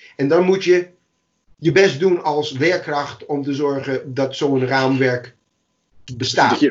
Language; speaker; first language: Dutch; non-native, fluent; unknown